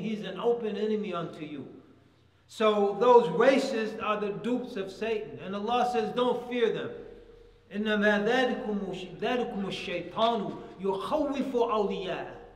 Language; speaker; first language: English; native; English